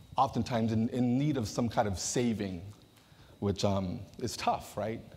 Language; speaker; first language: English; native; English